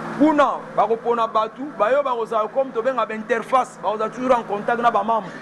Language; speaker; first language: Lingala; native; Lingala